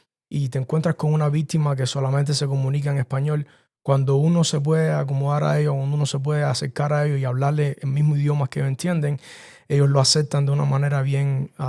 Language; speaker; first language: Spanish; early bilingual, other home language; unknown